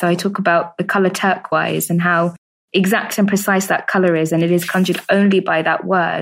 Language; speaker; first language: English; native; English